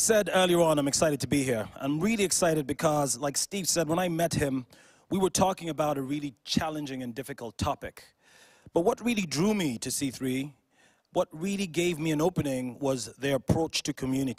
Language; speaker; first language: English; non-native, local second language; Ganda